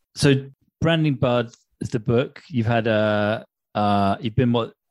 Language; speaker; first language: English; native; English